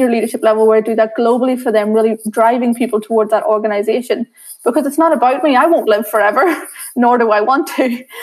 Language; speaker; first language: English; native; English